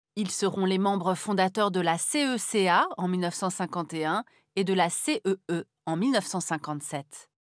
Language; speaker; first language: French; native; French